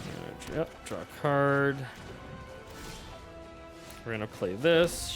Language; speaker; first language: English; native; English